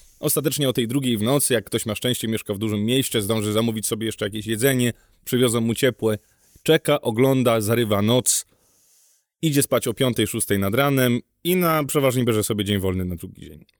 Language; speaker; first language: Polish; native; Polish